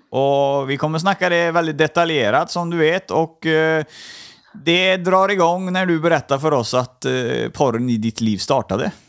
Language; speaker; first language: Swedish; native; Swedish